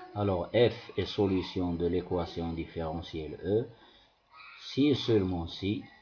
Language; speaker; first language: French; non-native, local second language; Arabic